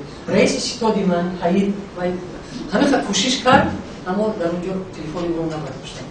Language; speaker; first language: Persian; native; Persian